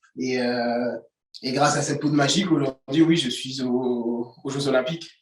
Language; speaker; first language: French; early bilingual, other home language; Haitian Creole